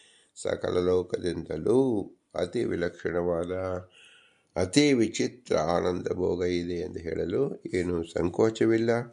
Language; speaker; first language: Kannada; native; Kannada